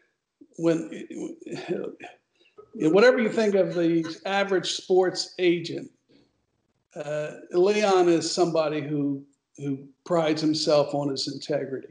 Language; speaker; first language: English; native; English